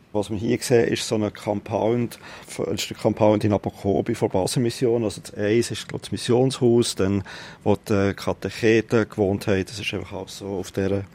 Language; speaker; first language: German; native; German